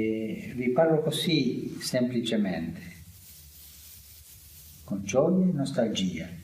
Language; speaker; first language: Italian; non-native, fluent; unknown